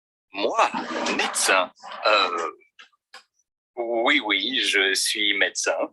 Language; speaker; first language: French; non-native, learner; Vietnamese